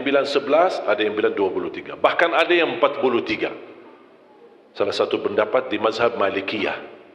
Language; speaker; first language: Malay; non-native, fluent; Arabic